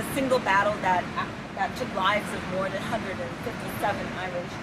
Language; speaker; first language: English; native; English